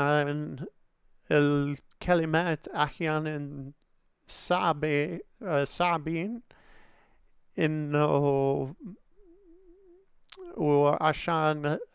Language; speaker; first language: Arabic; non-native, learner; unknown